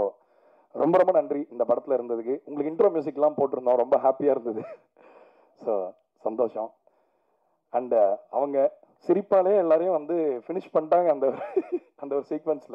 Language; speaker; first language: Tamil; native; Tamil